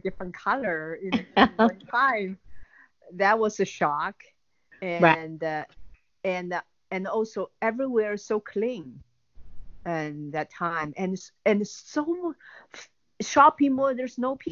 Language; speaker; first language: English; non-native, learner; Chinese